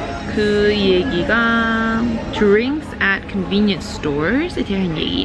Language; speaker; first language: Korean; non-native, learner; English